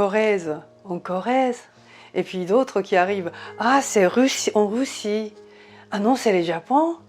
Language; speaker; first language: French; non-native, fluent; Japanese